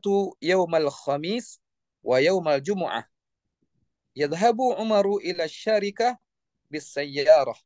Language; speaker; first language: Arabic; non-native, learner; Indonesian